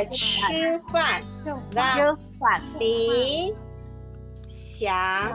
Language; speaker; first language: Chinese; non-native, fluent; Indonesian